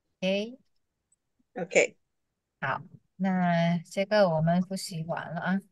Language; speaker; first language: Chinese; early bilingual, heritage; Chinese